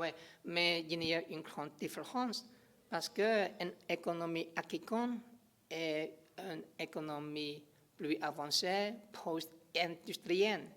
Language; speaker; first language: French; non-native, learner; English